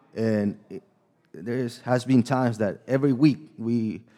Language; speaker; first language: English; non-native, fluent; Spanish